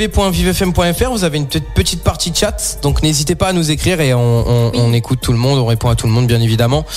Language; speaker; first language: French; native; French